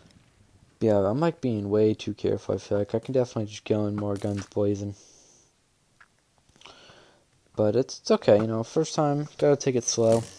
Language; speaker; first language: English; native; English